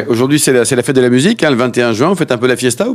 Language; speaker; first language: French; native; French